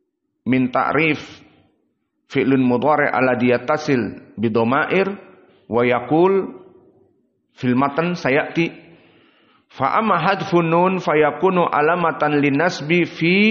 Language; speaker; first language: Arabic; non-native, fluent; Indonesian